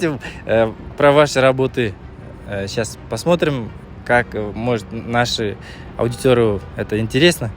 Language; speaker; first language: Russian; non-native, local second language; Kazakh